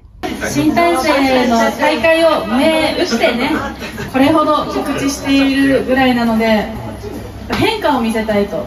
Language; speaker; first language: Japanese; native; Japanese